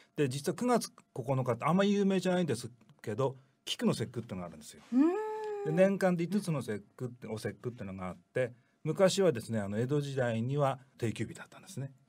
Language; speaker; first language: Japanese; native; Japanese